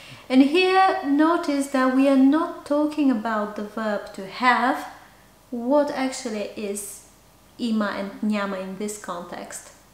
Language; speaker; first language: English; non-native, fluent; Bulgarian